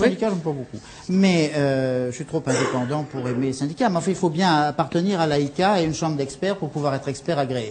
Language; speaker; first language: French; native; French